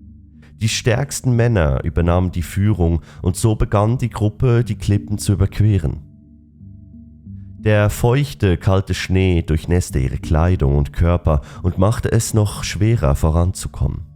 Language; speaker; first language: German; native; German